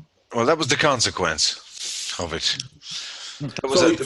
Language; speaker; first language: English; native; English